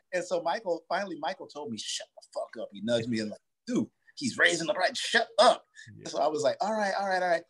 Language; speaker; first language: English; native; English